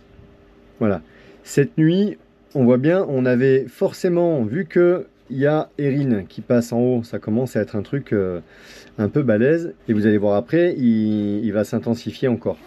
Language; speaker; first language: French; native; French